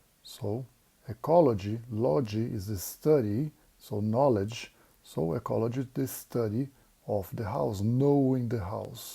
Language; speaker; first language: English; non-native, fluent; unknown